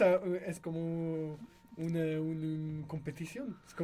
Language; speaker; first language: Spanish; non-native, learner; French